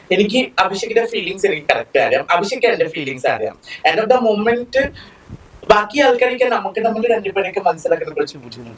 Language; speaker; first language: Malayalam; non-native, local second language; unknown